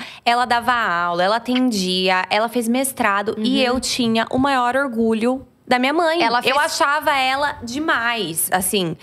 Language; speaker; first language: Portuguese; native; Portuguese